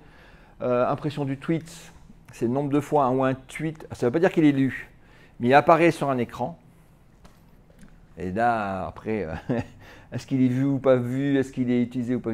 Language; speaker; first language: French; native; French